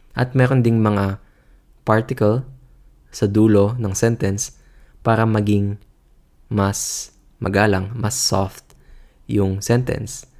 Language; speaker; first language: Filipino; native; Filipino